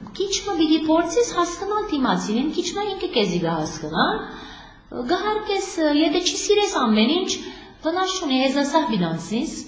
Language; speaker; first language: Armenian; early bilingual, heritage; Armenian